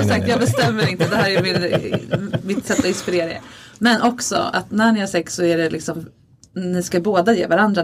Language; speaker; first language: Swedish; native; Swedish